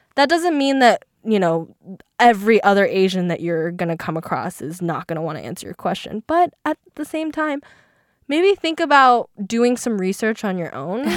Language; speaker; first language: English; early bilingual, other home language; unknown